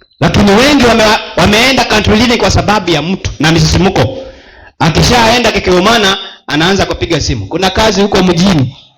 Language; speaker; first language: Swahili; non-native, local second language; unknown